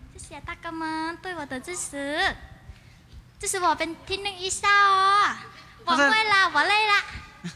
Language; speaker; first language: Chinese; non-native, learner; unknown